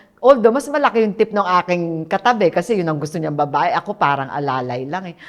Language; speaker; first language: Filipino; native; Filipino